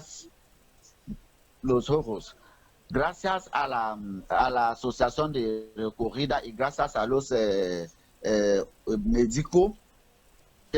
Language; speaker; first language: Spanish; non-native, learner; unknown